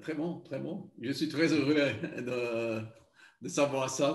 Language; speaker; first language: French; non-native, learner; Portuguese